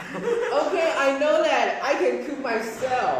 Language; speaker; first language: English; non-native, learner; Chinese